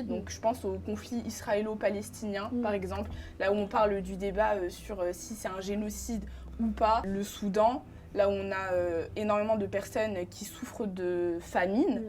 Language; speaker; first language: French; native; French